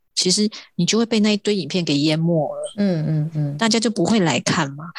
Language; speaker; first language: Chinese; non-native, local second language; Hakka Chinese